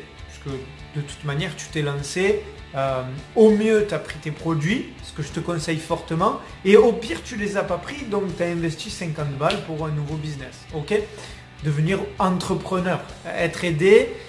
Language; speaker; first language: French; native; French